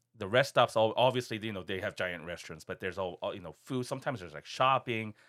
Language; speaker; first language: English; non-native, fluent; Korean